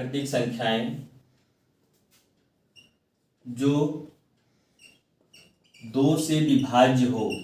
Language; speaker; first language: Hindi; native; Hindi